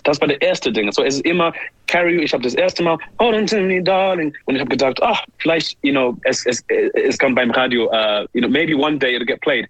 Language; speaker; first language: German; non-native, learner; English